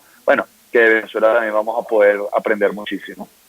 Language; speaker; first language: Spanish; native; Spanish